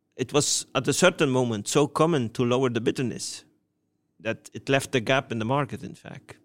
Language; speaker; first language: English; non-native, fluent; Dutch